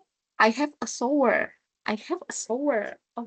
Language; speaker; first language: English; non-native, learner; Indonesian